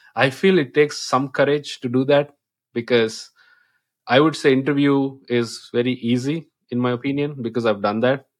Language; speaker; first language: English; non-native, local second language; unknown